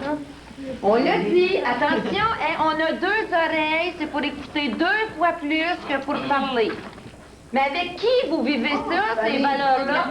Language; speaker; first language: French; native; French